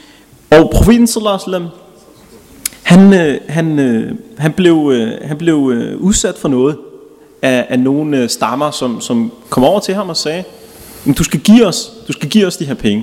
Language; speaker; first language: Danish; early bilingual, other home language; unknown